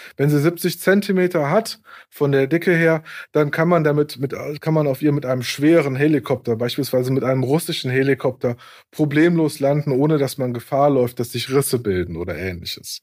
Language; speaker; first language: German; native; German